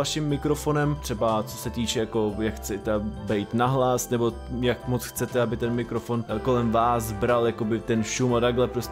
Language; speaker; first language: Czech; native; Czech